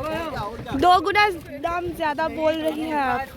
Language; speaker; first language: Hindi; non-native, local second language; Bangla